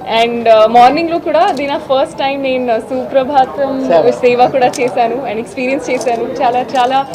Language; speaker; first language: Telugu; non-native, fluent; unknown